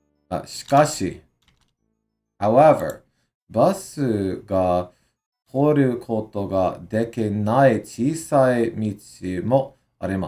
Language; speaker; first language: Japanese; non-native, learner; English